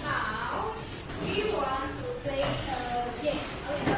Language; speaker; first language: English; non-native, fluent; Indonesian